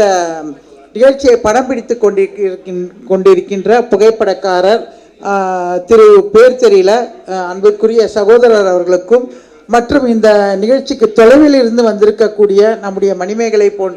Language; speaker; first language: Tamil; native; Tamil